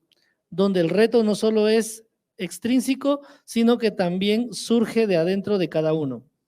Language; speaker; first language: Spanish; native; Spanish